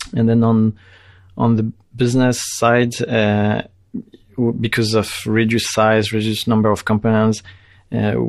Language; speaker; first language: English; non-native, fluent; French